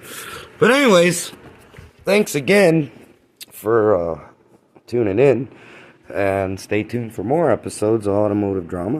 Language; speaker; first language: English; native; English